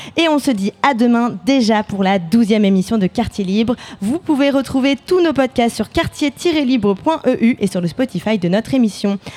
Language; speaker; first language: French; native; French